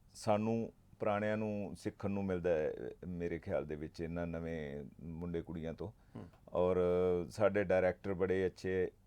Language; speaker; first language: Punjabi; native; Punjabi